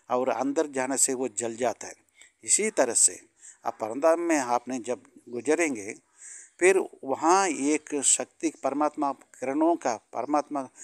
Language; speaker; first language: Hindi; non-native, local second language; Tamil